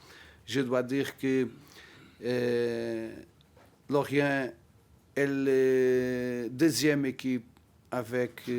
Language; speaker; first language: French; non-native, learner; Portuguese